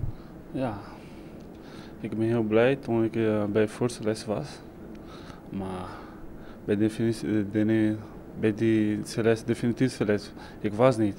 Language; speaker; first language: Dutch; non-native, learner; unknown